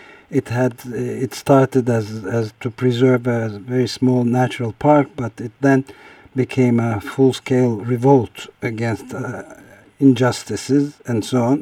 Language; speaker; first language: English; non-native, fluent; Turkish